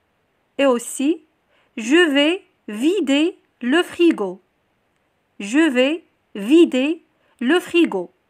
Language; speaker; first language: French; non-native, local second language; Arabic